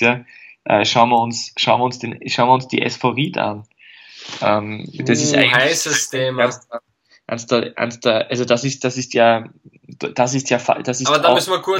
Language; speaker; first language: German; native; German